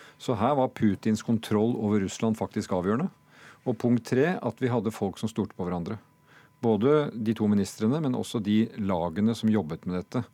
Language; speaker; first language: Norwegian; native; Norwegian